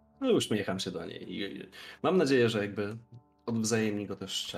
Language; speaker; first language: Polish; native; Polish